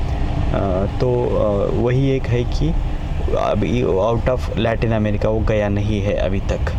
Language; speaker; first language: Hindi; non-native, local second language; Marathi